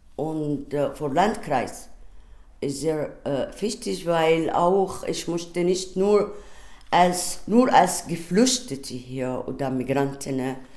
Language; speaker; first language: German; non-native, learner; Arabic